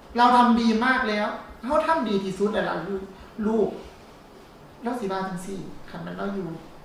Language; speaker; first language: Thai; native; Thai